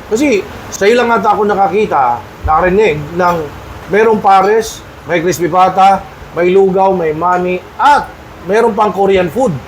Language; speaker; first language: Filipino; native; Filipino